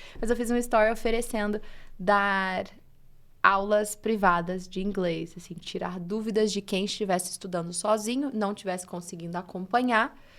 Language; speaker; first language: Portuguese; early bilingual, heritage; English